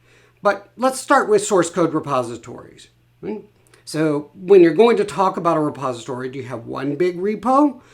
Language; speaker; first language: English; native; English